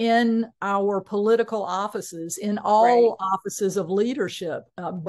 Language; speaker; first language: English; native; English